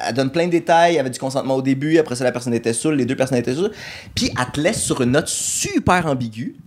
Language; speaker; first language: French; native; French